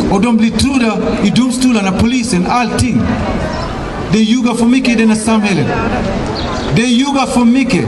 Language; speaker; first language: Swedish; non-native, fluent; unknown